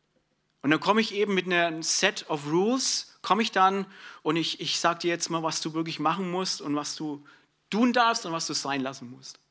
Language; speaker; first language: German; native; German